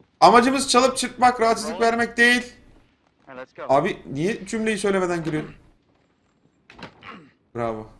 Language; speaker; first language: Turkish; native; Turkish